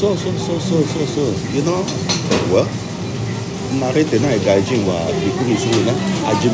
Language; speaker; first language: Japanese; non-native, learner; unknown